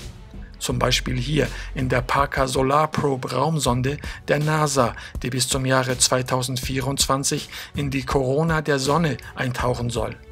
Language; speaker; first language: German; native; German